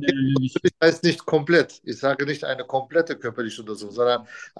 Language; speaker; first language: German; non-native, fluent; Turkish